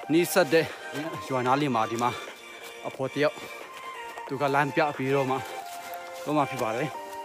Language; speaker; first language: Burmese; non-native, local second language; Tedim Chin